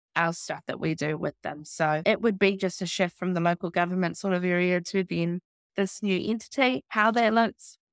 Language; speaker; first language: English; native; English